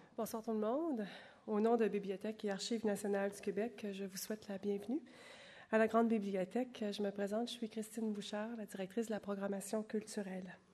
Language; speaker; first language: French; native; French